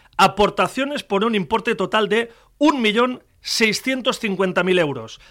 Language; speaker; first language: Spanish; non-native, local second language; Catalan